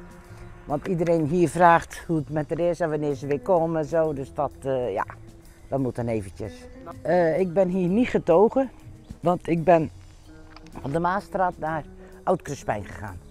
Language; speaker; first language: Dutch; native; Dutch